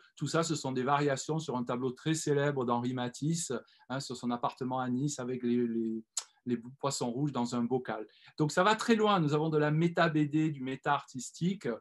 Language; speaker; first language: French; native; French